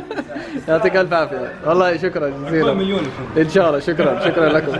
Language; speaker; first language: Arabic; native; Arabic